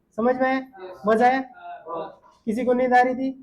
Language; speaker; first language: Hindi; non-native, local second language; Marathi